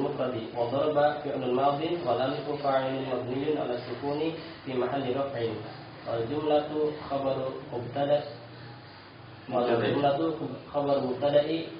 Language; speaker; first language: Arabic; non-native, learner; Indonesian